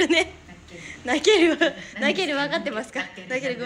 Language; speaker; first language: Japanese; native; Japanese